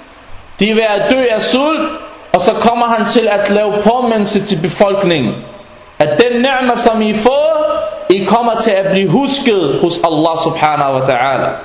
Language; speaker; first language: Danish; non-native, fluent; Arabic